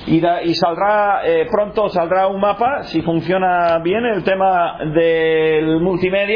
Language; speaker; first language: Spanish; non-native, fluent; English